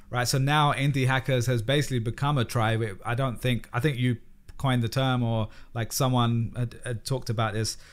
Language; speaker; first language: English; native; English